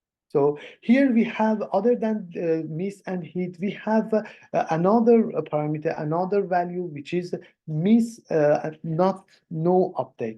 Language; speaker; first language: English; non-native, fluent; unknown